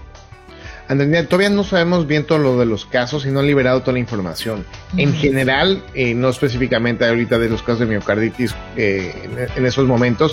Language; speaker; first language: Spanish; native; Spanish